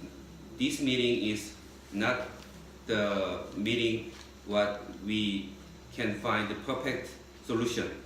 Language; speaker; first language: English; non-native, learner; Korean